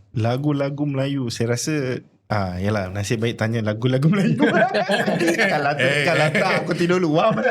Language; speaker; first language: Malay; non-native, local second language; Tamil